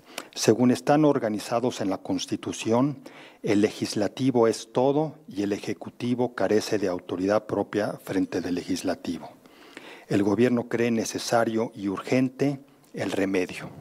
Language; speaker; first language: Spanish; native; Spanish